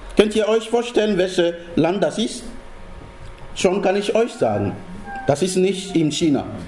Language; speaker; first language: German; non-native, fluent; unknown